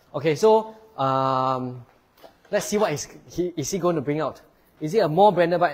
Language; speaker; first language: English; non-native, local second language; Chinese